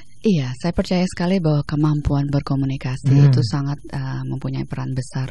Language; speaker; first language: Indonesian; early bilingual, other home language; English